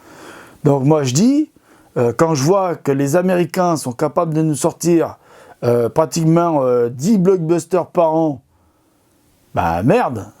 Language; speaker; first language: French; native; French